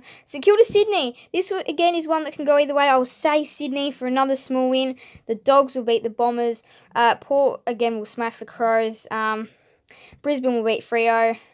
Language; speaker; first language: English; native; English